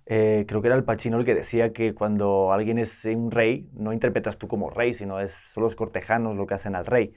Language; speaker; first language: Spanish; native; Spanish